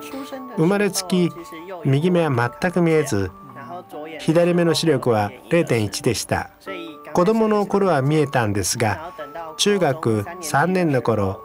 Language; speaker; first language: Japanese; non-native, fluent; Chinese